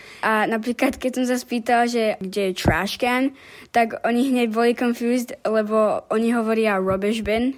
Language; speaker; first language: Slovak; early bilingual, heritage; Slovak